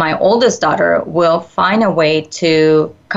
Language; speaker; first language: English; early bilingual, other home language; Spanish